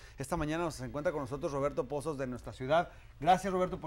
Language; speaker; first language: Spanish; native; Spanish